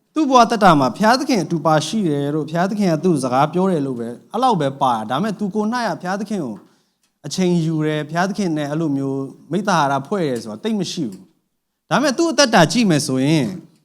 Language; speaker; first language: Burmese; non-native, local second language; Hakha Chin